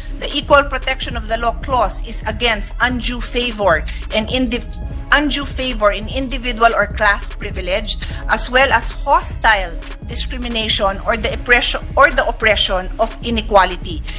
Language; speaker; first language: English; non-native, local second language; Filipino